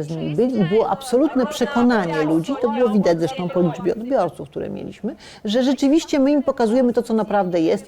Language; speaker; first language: Polish; native; Polish